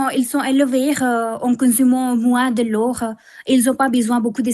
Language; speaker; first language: French; non-native, fluent; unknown